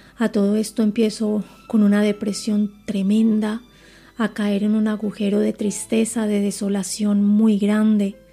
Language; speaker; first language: Spanish; native; Spanish